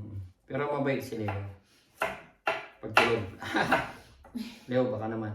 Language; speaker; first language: Filipino; native; Filipino